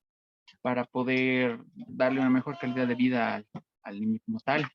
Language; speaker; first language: Spanish; native; Spanish